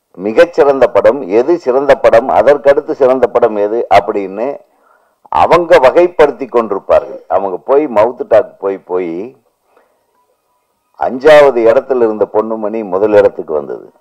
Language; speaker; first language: Tamil; native; Tamil